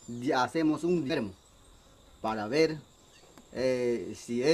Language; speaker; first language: Spanish; non-native, local second language; Shipibo-Conibo